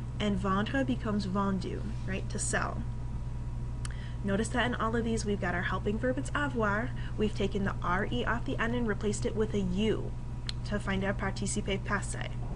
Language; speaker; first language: English; native; English